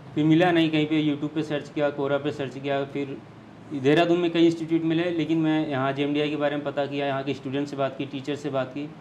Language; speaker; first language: Hindi; native; Hindi